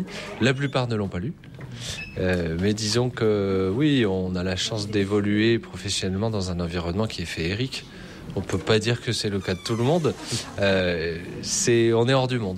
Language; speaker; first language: French; native; French